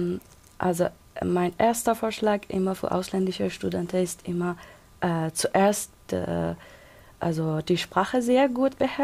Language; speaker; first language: German; non-native, local second language; Persian